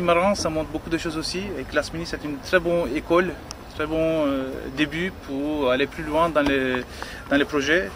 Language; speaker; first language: French; non-native, fluent; Turkish